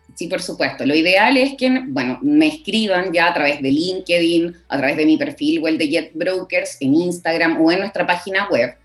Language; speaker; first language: Spanish; native; Spanish